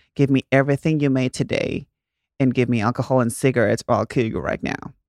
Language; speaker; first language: English; non-native, fluent; Spanish